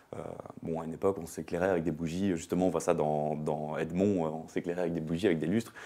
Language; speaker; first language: French; native; French